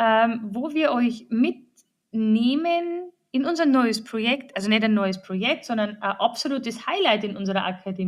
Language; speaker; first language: German; native; German